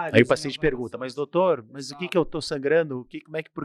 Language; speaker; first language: Portuguese; native; Portuguese